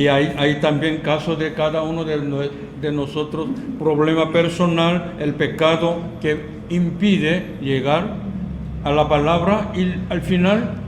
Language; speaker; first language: Spanish; non-native, fluent; Korean